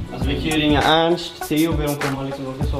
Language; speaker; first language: Swedish; native; Swedish